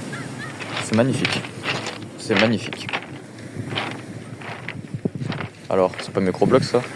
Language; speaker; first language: French; native; French